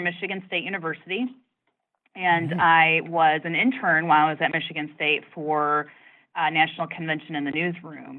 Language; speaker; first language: English; native; English